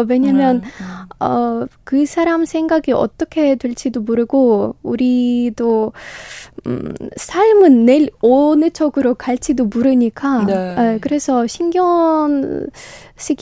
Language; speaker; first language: Korean; non-native, learner; Ukrainian